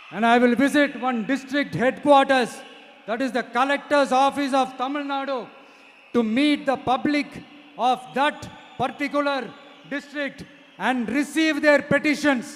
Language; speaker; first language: English; non-native, local second language; Tamil